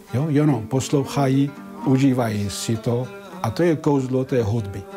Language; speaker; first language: Czech; non-native, fluent; Arabic